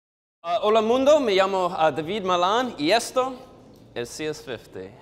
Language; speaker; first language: Spanish; non-native, learner; English